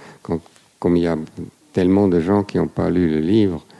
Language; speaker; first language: French; non-native, fluent; German